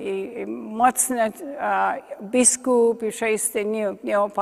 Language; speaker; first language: Polish; early bilingual, heritage; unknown